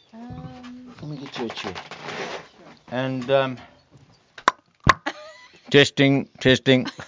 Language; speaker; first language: English; native; English